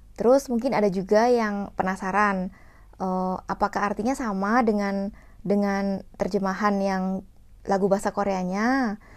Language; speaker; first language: Indonesian; non-native, fluent; Korean